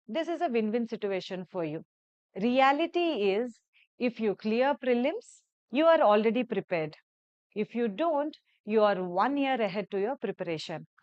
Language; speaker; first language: English; non-native, local second language; Telugu